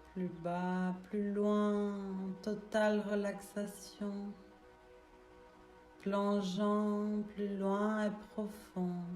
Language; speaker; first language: French; native; French